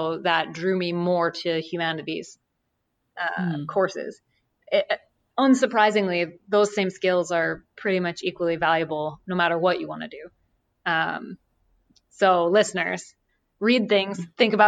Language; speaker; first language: English; native; English